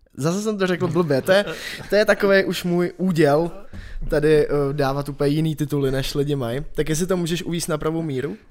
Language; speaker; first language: Czech; native; Czech